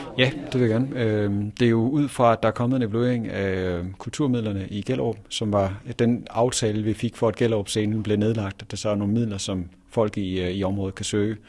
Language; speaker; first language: Danish; native; Danish